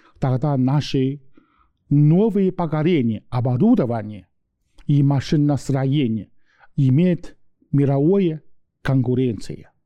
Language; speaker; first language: Russian; non-native, learner; Chinese